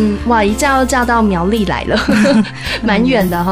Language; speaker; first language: Chinese; native; Chinese